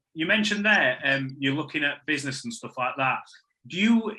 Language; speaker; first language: English; native; English